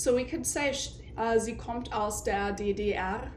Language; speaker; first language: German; non-native, fluent; English